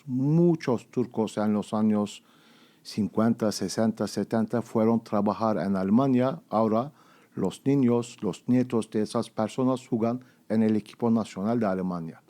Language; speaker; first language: Spanish; non-native, fluent; Turkish